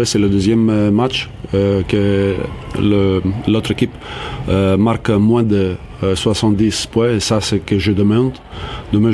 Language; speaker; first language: French; non-native, fluent; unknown